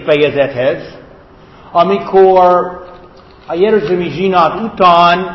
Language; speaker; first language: Hungarian; non-native, fluent; English